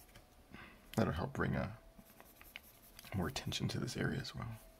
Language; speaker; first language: English; native; English